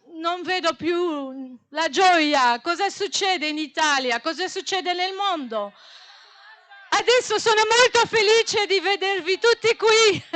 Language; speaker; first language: Italian; non-native, fluent; French